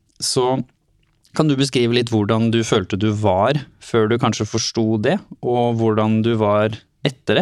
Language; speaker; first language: Norwegian; native; Norwegian